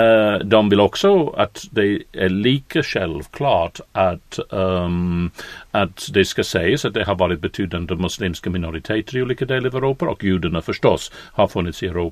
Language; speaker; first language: Swedish; non-native, fluent; English